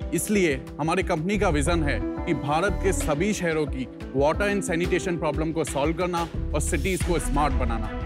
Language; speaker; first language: Hindi; native; Hindi